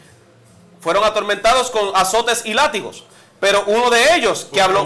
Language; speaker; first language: Spanish; native; Spanish